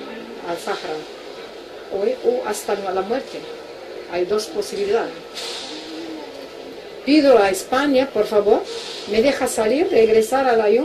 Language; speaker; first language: Spanish; non-native, local second language; Arabic